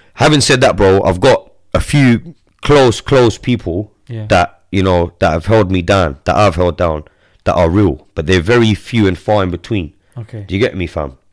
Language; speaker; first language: English; native; English